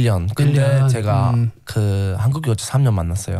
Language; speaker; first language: Korean; non-native, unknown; English